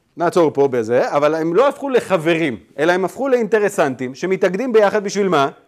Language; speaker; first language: Hebrew; native; Hebrew